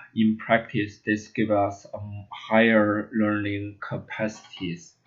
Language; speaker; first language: English; non-native, learner; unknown